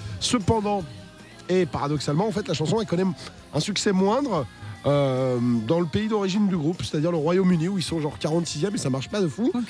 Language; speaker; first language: French; native; French